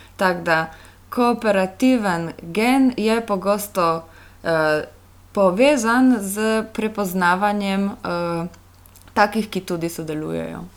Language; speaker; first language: Slovenian; non-native, fluent; Polish